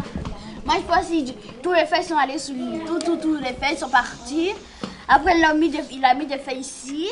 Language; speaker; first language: French; non-native, learner; Arabic